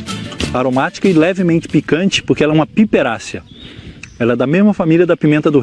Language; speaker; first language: Portuguese; native; Portuguese